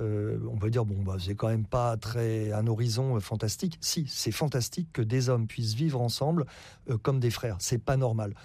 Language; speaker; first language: French; native; French